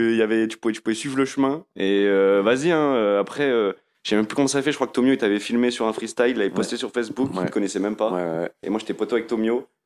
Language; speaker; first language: French; native; French